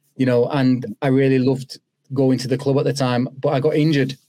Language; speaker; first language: English; native; English